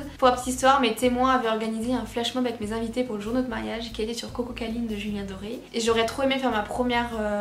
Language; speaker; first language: French; native; French